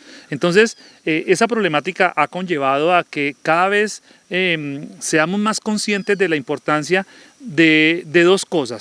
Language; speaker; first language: Spanish; native; Spanish